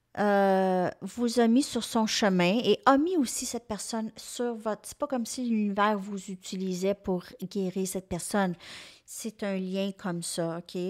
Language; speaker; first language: French; native; French